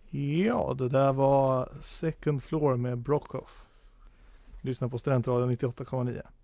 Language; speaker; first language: Swedish; native; Swedish